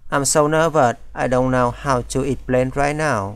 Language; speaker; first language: English; non-native, fluent; Vietnamese